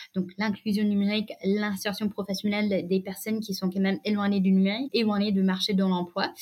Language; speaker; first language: French; non-native, fluent; English